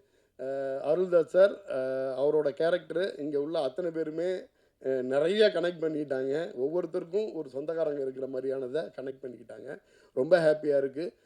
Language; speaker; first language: Tamil; native; Tamil